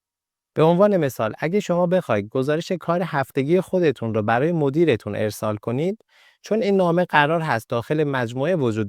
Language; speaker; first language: Persian; native; Persian